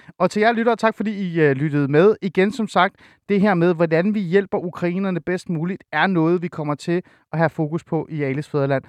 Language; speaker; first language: Danish; early bilingual, other home language; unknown